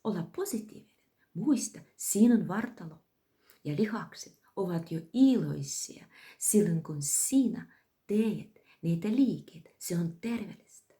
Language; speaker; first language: Finnish; non-native, fluent; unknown